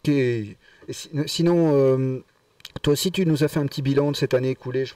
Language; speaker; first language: French; native; French